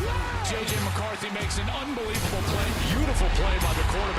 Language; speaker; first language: English; native; English